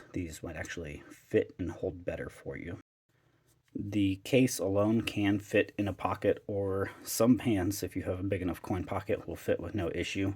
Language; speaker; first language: English; native; English